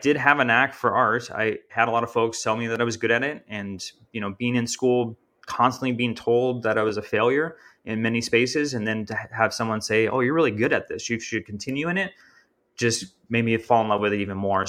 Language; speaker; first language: English; native; English